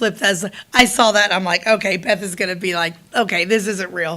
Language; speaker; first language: English; native; English